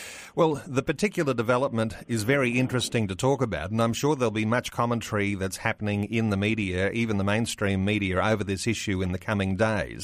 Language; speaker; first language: English; native; English